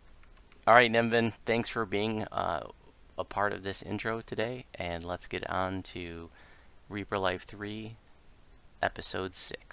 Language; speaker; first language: English; native; English